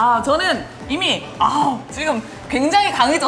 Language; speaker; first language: Korean; native; Korean